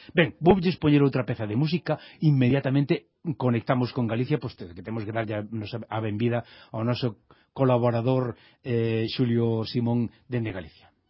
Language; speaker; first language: Galician; native; Galician